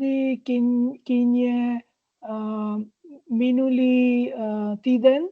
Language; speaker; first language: Czech; non-native, learner; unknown